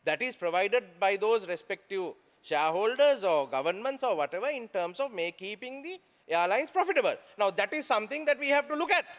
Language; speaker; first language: English; non-native, local second language; Sinhala